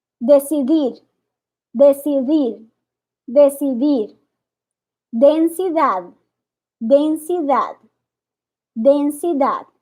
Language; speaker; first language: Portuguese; non-native, fluent; Spanish